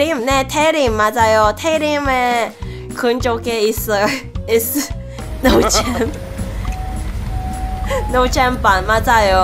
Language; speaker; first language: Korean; non-native, learner; Cantonese